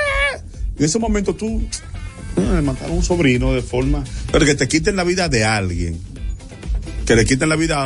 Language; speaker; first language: Spanish; native; Spanish